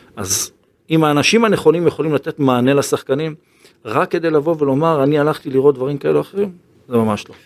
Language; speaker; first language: Hebrew; native; Hebrew